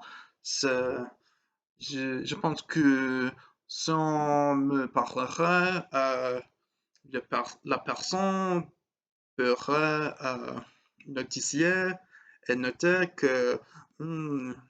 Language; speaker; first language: French; non-native, learner; English